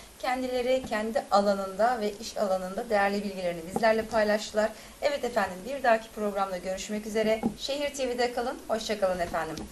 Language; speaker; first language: Turkish; native; Turkish